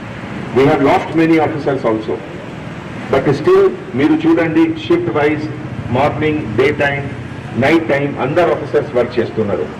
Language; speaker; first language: Telugu; non-native, local second language; Hindi